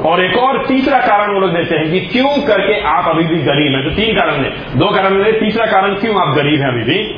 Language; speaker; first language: Hindi; native; Hindi